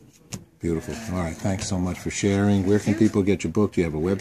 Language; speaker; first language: English; native; English